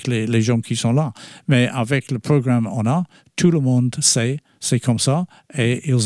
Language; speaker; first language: French; non-native, fluent; English